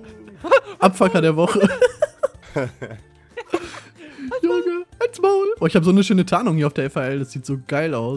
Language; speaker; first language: German; native; German